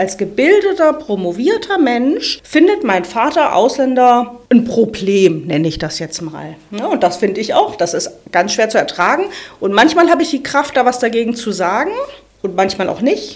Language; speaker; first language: German; native; German